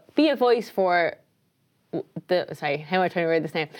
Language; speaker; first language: English; native; English